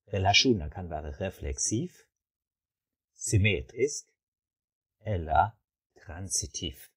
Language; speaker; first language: Norwegian; non-native, fluent; German